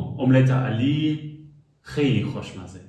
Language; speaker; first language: Persian; non-native, learner; German